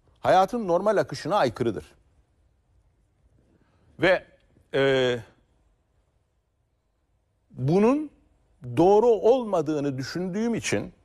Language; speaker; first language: Turkish; native; Turkish